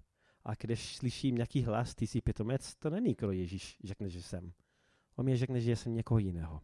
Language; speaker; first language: Czech; non-native, fluent; English